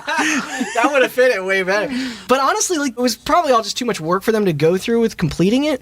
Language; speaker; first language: English; native; English